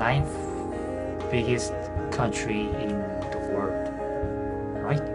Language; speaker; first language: English; non-native, learner; Korean